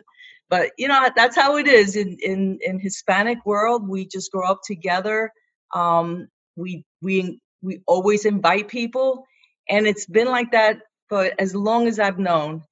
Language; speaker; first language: English; native; English